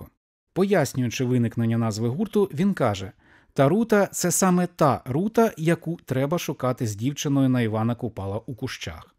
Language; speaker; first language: Ukrainian; native; Ukrainian